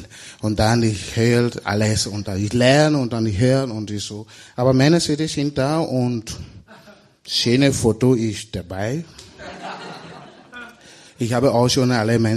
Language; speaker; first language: German; non-native, learner; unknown